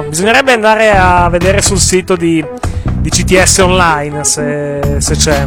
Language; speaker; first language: Italian; native; Italian